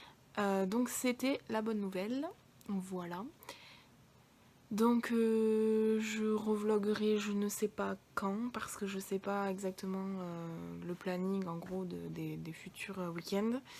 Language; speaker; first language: French; native; French